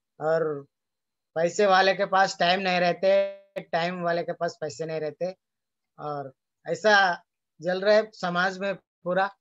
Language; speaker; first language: Hindi; non-native, local second language; Telugu